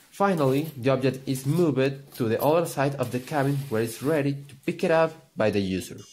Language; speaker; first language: English; non-native, learner; Spanish